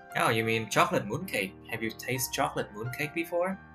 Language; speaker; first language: English; non-native, fluent; Vietnamese